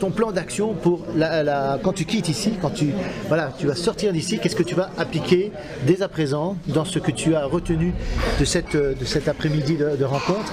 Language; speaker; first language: French; native; French